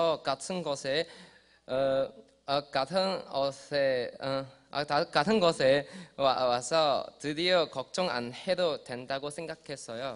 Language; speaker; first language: Korean; non-native, learner; Chinese